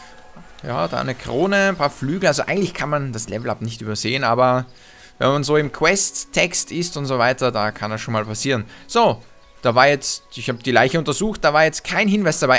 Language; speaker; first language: German; native; German